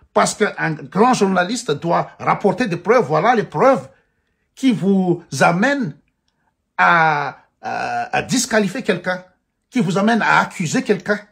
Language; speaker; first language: French; non-native, local second language; Malagasy